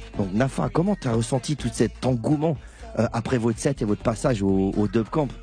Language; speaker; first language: French; native; French